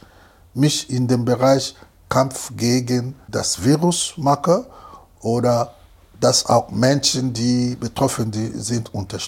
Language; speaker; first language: German; non-native, fluent; Lingala